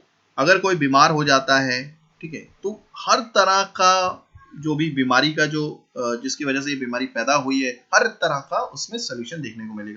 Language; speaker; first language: Hindi; native; Hindi